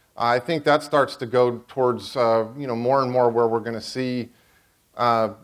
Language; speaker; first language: English; native; English